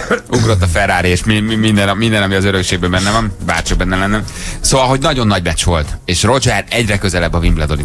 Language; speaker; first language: Hungarian; native; Hungarian